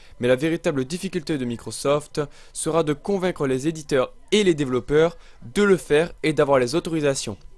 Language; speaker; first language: French; native; French